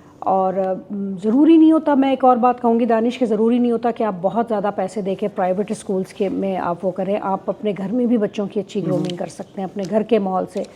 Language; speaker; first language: Urdu; native; Urdu